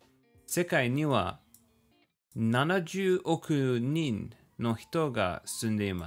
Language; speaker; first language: Japanese; non-native, learner; English